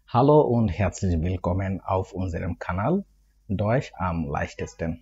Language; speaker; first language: German; non-native, fluent; Bangla